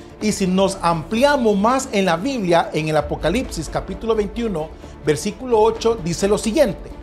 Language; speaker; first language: Spanish; native; Spanish